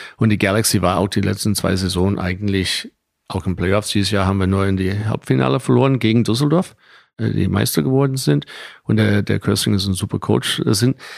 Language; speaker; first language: German; non-native, fluent; English